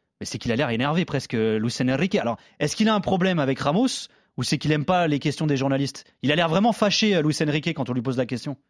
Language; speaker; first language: French; native; French